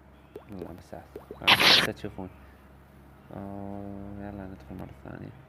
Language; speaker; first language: Arabic; native; Arabic